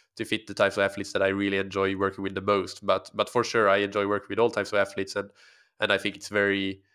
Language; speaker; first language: English; non-native, fluent; Swedish